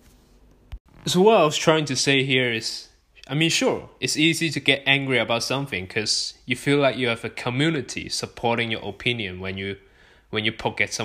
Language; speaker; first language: English; non-native, local second language; Cantonese